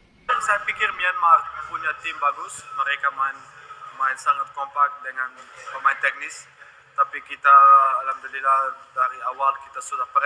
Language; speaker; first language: Indonesian; non-native, fluent; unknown